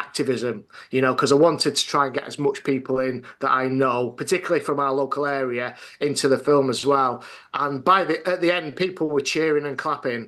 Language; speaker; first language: English; native; English